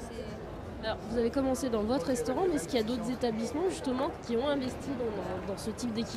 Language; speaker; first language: French; native; French